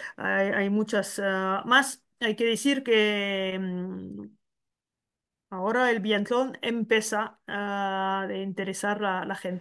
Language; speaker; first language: Spanish; non-native, learner; French